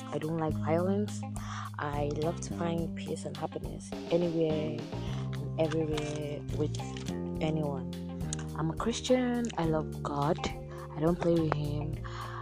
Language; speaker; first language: English; non-native, local second language; Igbo